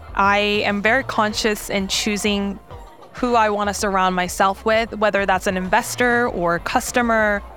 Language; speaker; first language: English; non-native, fluent; Korean